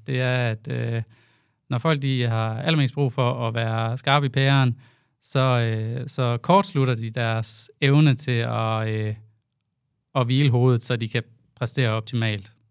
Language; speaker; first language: Danish; native; Danish